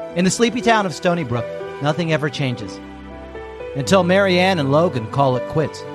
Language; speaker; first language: English; native; English